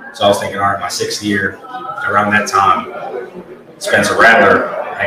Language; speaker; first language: English; native; English